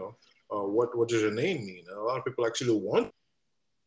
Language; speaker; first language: English; non-native, local second language; Igbo